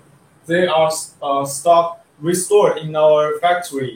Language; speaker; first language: English; non-native, learner; Chinese